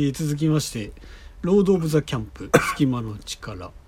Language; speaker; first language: Japanese; native; Japanese